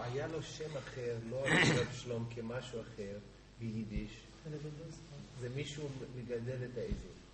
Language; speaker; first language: Hebrew; non-native, fluent; English